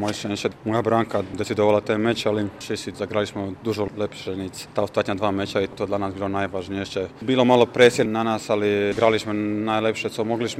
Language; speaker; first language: Polish; non-native, fluent; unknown